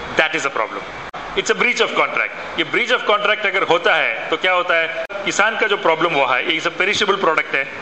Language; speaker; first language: Hindi; non-native, local second language; Malayalam